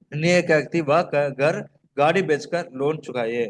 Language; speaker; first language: Hindi; non-native, local second language; Tamil